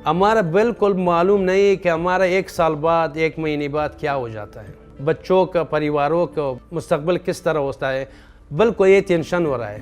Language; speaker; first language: Hindi; non-native, learner; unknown